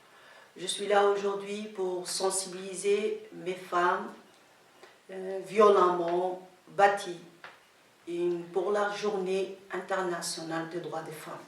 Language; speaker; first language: French; non-native, local second language; Somali